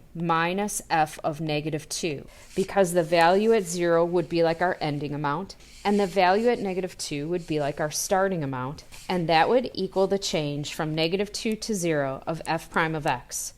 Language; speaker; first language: English; native; English